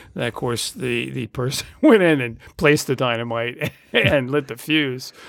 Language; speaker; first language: English; native; English